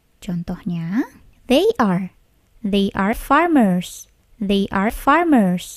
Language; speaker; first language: English; non-native, fluent; Indonesian